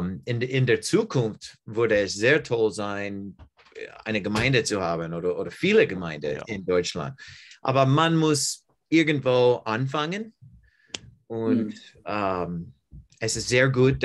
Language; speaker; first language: German; non-native, learner; English